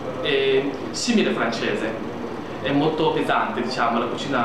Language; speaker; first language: Italian; non-native, learner; Chinese